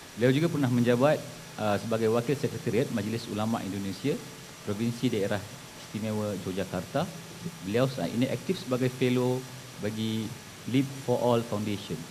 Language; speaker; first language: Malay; native; Malay